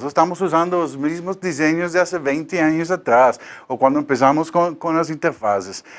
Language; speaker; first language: Portuguese; non-native, learner; Spanish